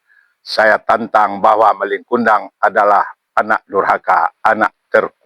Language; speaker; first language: Indonesian; non-native, local second language; Minangkabau